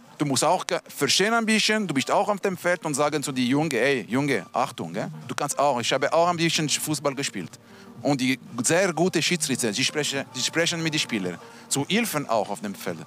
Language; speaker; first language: German; non-native, local second language; Italian